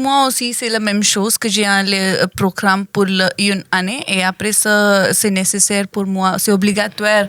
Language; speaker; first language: French; non-native, learner; Hindi